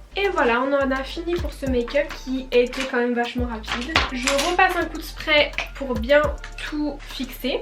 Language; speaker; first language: French; native; French